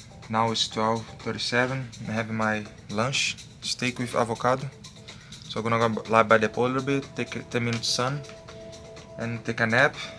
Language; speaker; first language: English; non-native, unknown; Portuguese